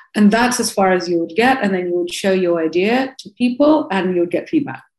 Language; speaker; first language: English; non-native, fluent; Russian